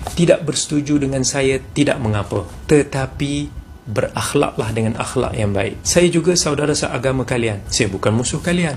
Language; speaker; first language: Malay; native; Malay